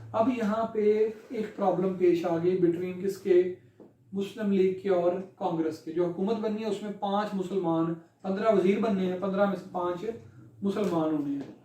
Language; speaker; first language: Urdu; non-native, local second language; Punjabi